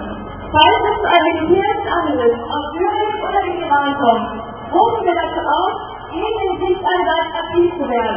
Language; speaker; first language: German; native; German